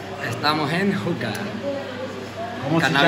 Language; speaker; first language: Spanish; native; Spanish